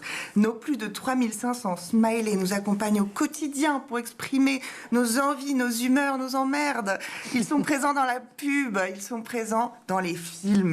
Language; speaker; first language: French; native; French